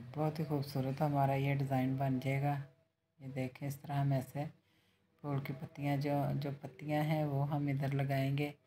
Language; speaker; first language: Hindi; native; Hindi